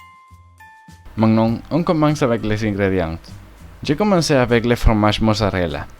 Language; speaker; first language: French; non-native, learner; Spanish